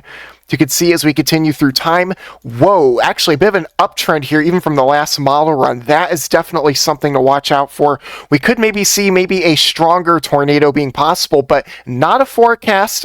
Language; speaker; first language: English; native; English